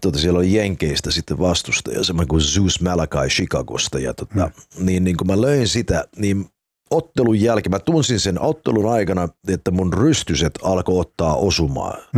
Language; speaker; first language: Finnish; early bilingual, heritage; Finnish